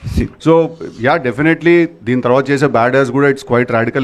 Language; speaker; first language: Telugu; native; Telugu